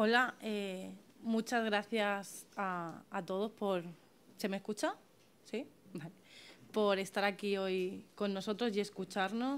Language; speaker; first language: Spanish; native; Spanish